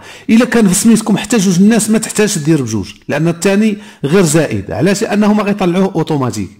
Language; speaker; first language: Arabic; native; Arabic